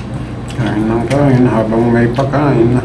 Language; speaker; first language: Filipino; non-native, learner; English